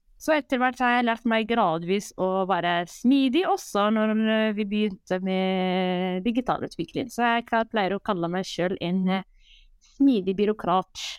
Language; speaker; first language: Norwegian; non-native, fluent; Arabic